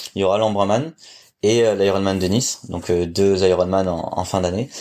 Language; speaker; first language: French; native; French